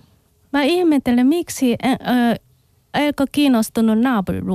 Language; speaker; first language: Finnish; non-native, learner; Chinese